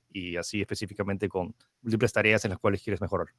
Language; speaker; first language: Spanish; native; Spanish